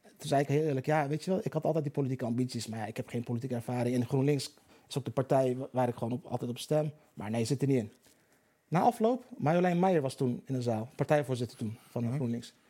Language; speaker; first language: Dutch; early bilingual, other home language; Turkish